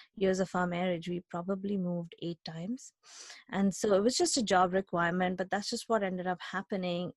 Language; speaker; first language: English; non-native, local second language; Hindi